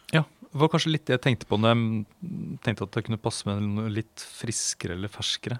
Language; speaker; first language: Norwegian; non-native, fluent; Swedish